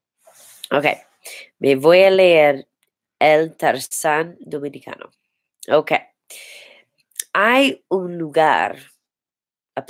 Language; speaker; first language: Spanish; non-native, learner; English